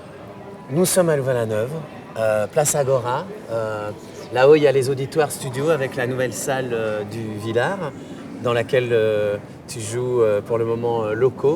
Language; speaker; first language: French; native; French